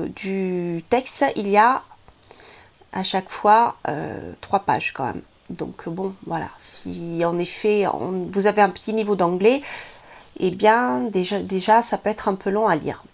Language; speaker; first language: French; native; French